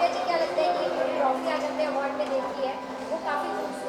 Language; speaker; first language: Hindi; native; Hindi